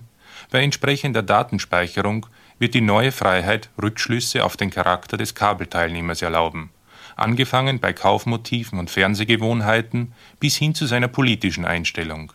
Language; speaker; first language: German; native; German